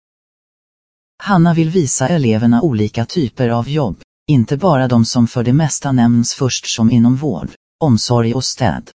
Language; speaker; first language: Swedish; native; Swedish